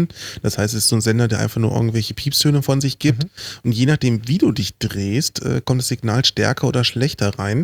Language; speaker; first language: German; native; German